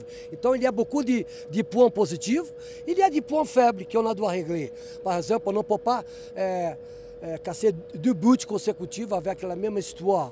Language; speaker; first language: French; non-native, fluent; Portuguese